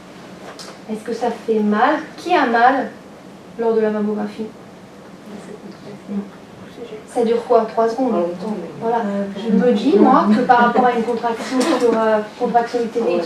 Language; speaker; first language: French; native; French